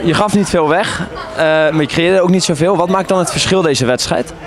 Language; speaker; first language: Dutch; native; Dutch